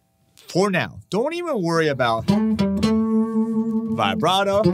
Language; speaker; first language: English; native; English